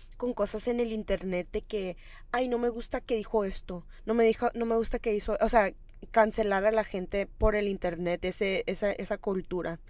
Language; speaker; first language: Spanish; early bilingual, heritage; Spanish